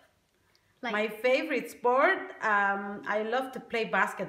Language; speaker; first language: English; non-native, learner; Indonesian